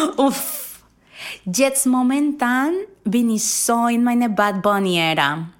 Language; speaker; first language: German; non-native, fluent; Spanish